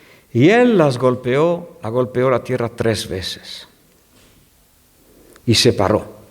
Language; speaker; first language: Spanish; non-native, fluent; French